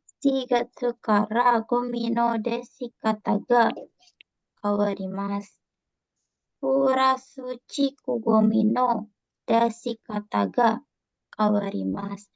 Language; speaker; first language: Japanese; non-native, learner; Indonesian